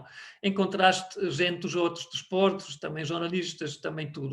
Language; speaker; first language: Portuguese; non-native, fluent; German